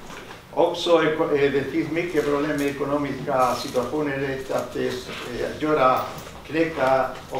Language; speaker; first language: Swedish; non-native, learner; Spanish